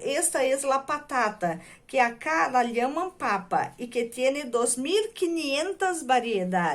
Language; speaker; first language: Spanish; non-native, fluent; Portuguese